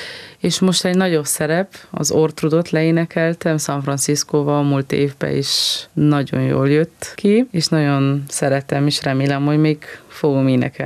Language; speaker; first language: Hungarian; early bilingual, heritage; Hungarian